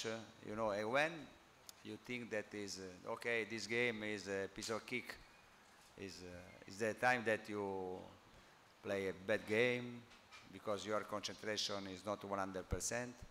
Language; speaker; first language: English; non-native, fluent; Italian